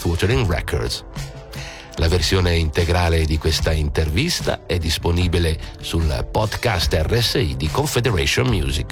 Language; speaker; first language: Italian; native; Italian